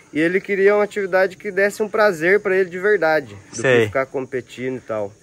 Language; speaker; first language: Portuguese; native; Portuguese